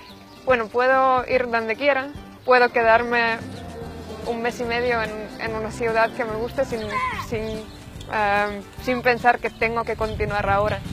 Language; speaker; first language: Spanish; non-native, fluent; Finnish